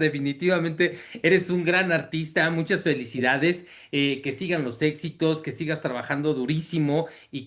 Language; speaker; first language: Spanish; native; Spanish